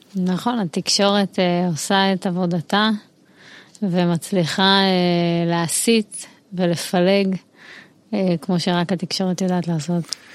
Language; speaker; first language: Hebrew; early bilingual, heritage; Hebrew